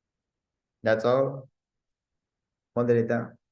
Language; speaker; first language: English; non-native, learner; Japanese